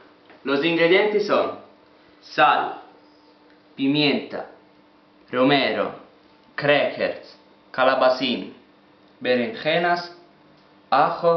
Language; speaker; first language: Spanish; non-native, learner; Italian